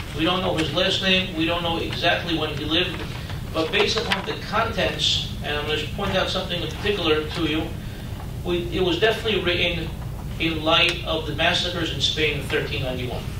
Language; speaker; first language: English; native; English